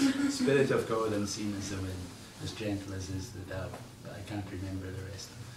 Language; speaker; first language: English; native; English